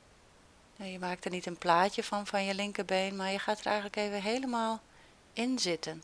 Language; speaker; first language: Dutch; native; Dutch